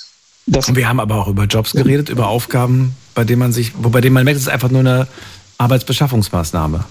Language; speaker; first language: German; native; German